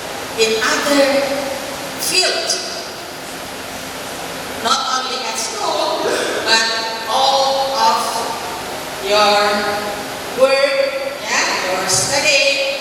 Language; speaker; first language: English; non-native, fluent; Indonesian